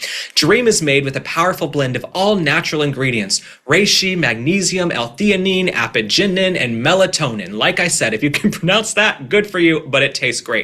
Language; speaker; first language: English; native; English